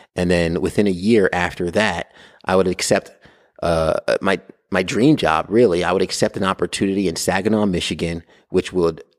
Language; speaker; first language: English; native; English